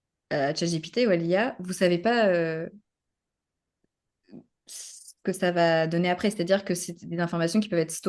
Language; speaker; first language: French; native; French